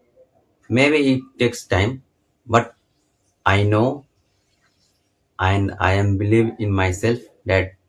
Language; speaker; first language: English; non-native, learner; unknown